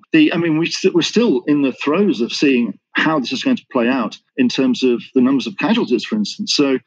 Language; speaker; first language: English; native; English